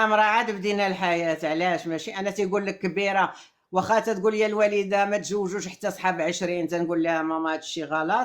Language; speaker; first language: Arabic; native; Arabic